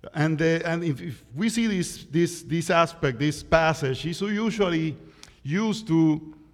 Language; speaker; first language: English; non-native, fluent; Spanish